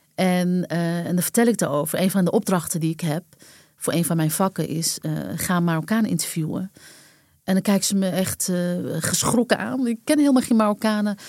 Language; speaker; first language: Dutch; early bilingual, other home language; Arabic